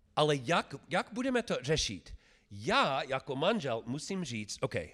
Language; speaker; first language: Czech; non-native, learner; English